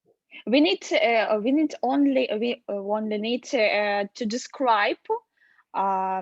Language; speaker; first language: English; non-native, learner; Russian